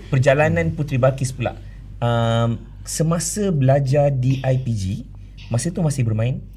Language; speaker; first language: Malay; native; Malay